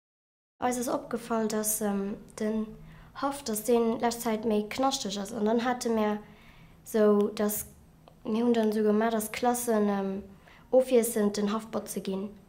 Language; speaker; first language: German; non-native, local second language; Luxembourgish